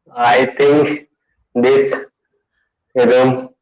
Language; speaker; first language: English; non-native, learner; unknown